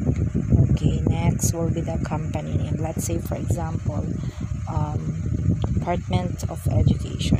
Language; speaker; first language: English; non-native, local second language; Filipino